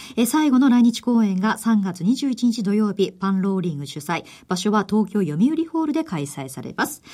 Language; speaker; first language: Japanese; native; Japanese